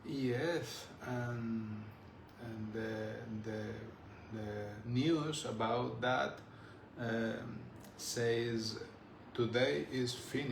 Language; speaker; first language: English; non-native, learner; Spanish